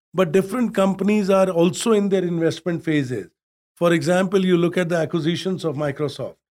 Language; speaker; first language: English; non-native, local second language; Hindi